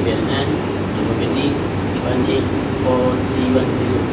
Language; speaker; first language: English; non-native, local second language; Malay